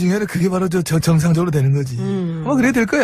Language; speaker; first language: Korean; native; Korean